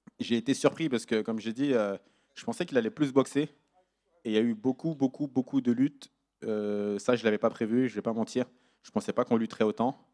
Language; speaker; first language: French; native; French